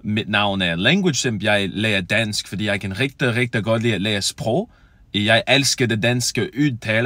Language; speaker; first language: Danish; non-native, learner; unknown